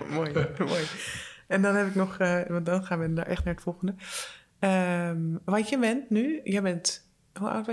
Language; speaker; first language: Dutch; native; Dutch